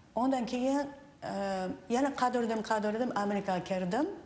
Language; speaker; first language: Uzbek; non-native, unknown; Japanese